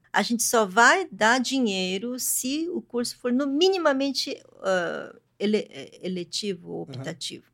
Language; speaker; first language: Portuguese; early bilingual, other home language; Korean